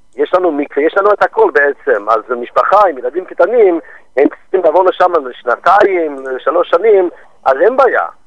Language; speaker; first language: Hebrew; non-native, fluent; English